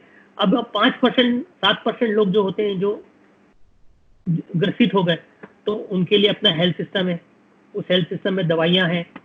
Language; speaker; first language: Hindi; native; Hindi